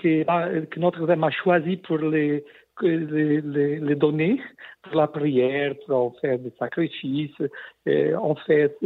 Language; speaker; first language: French; non-native, learner; Portuguese